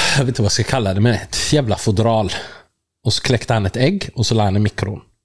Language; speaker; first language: Swedish; early bilingual, other home language; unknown